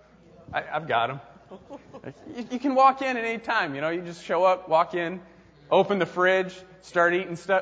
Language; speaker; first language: English; native; English